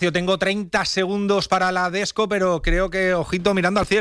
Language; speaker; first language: Spanish; native; Spanish